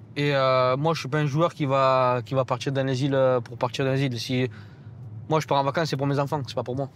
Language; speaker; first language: French; native; French